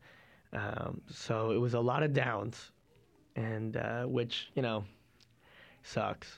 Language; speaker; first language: English; native; English